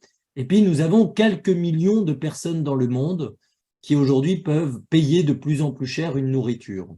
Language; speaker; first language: French; native; French